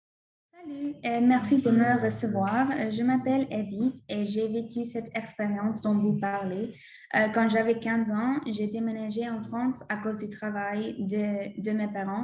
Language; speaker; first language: French; non-native, learner; English